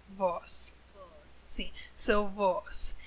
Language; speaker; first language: Portuguese; non-native, learner; English